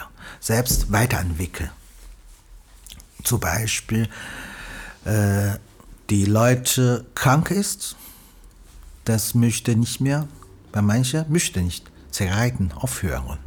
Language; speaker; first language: German; non-native, learner; Chinese